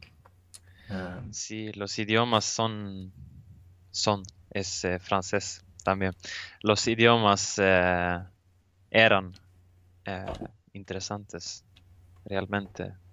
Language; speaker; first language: Spanish; non-native, learner; Swedish